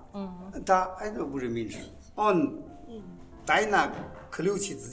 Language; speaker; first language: Russian; non-native, learner; Chinese